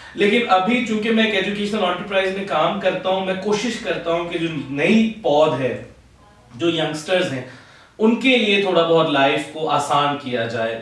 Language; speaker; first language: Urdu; native; Urdu